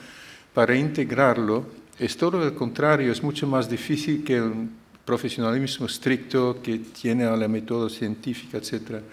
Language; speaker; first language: Spanish; non-native, fluent; Dutch